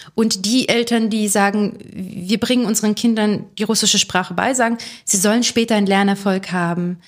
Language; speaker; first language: German; early bilingual, other home language; Russian